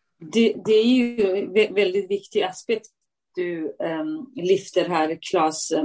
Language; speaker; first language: Swedish; non-native, fluent; Central Kurdish